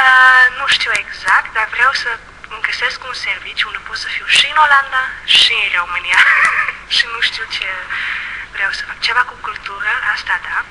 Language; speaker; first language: Romanian; early bilingual, heritage; Dutch